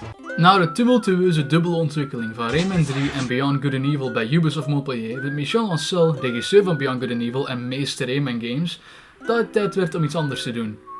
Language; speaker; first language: Dutch; native; Dutch